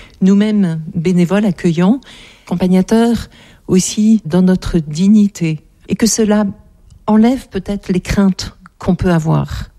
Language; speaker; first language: French; native; French